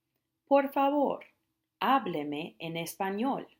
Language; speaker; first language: Spanish; non-native, fluent; English